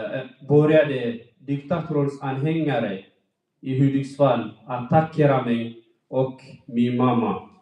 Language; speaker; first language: Swedish; non-native, fluent; Tigrinya